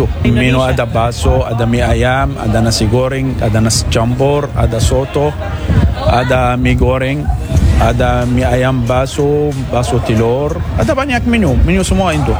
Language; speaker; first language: Indonesian; non-native, learner; Arabic